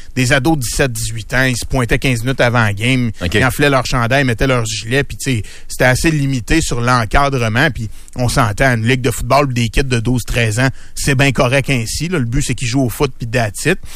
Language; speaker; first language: French; native; French